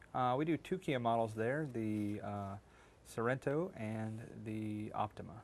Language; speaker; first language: English; native; English